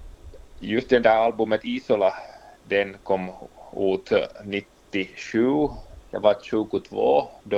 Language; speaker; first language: Swedish; non-native, local second language; Finnish